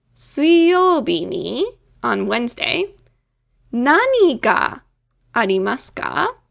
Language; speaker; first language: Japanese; non-native, fluent; English